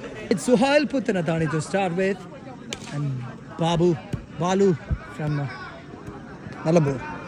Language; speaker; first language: English; non-native, local second language; Malayalam